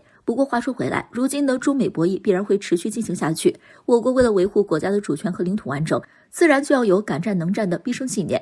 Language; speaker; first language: Chinese; native; Chinese